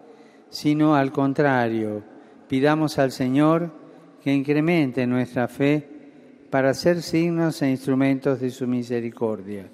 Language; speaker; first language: Spanish; native; Spanish